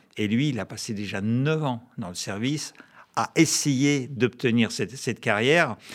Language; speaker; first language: French; non-native, fluent; Russian